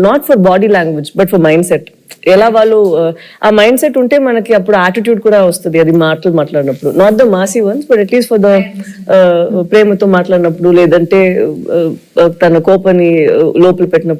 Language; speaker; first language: Telugu; non-native, fluent; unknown